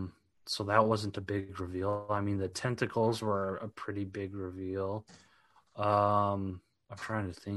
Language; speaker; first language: English; native; English